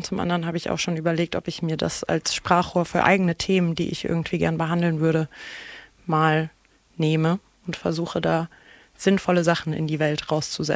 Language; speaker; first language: German; native; German